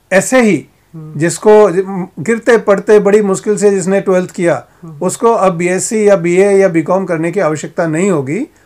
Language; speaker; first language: Hindi; native; Hindi